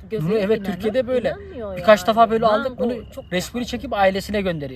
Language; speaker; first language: Turkish; native; Turkish